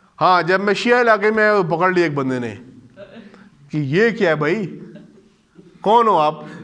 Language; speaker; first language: Urdu; non-native, local second language; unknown